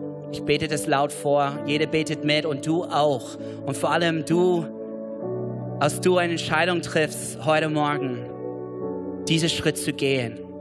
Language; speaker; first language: German; non-native, fluent; English